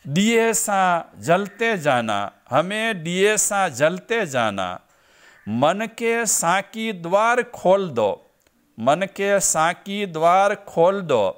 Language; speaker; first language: Hindi; non-native, local second language; Gujarati